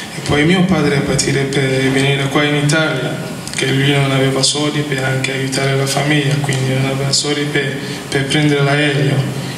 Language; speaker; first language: Italian; non-native, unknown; Akan